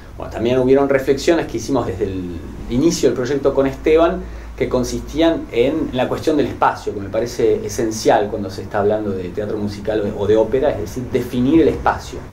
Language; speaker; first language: Spanish; native; Spanish